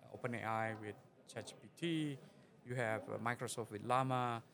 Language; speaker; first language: English; non-native, fluent; Indonesian